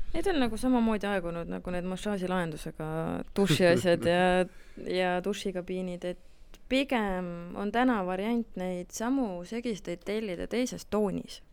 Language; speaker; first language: Estonian; native; Estonian